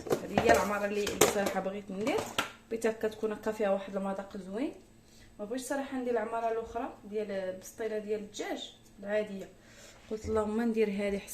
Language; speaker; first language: Arabic; native; Arabic